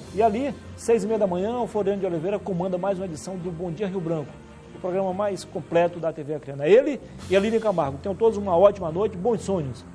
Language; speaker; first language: Portuguese; native; Portuguese